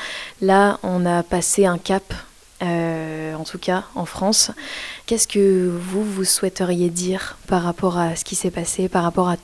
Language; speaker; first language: French; native; French